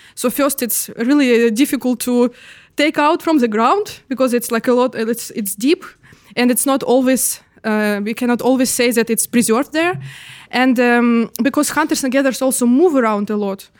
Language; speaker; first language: English; non-native, fluent; Russian